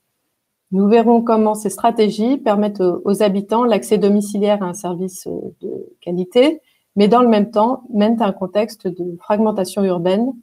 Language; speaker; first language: French; native; French